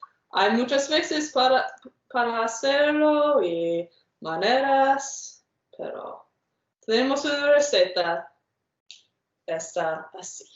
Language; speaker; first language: Spanish; non-native, fluent; English